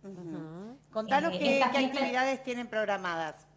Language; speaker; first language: Spanish; native; Spanish